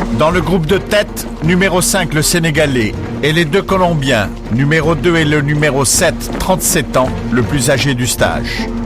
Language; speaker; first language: French; native; French